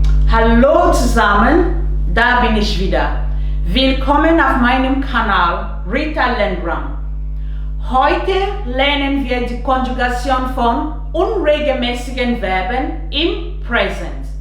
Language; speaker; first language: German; non-native, fluent; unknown